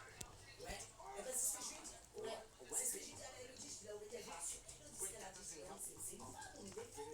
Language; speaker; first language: French; native; French